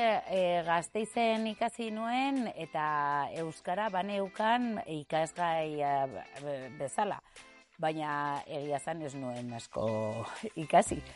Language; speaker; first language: Basque; non-native, local second language; Spanish